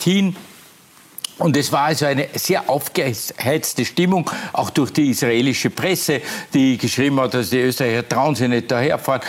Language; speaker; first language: German; native; German